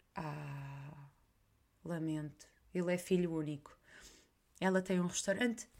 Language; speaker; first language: Portuguese; native; Portuguese